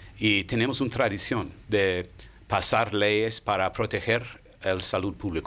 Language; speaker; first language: Spanish; non-native, fluent; English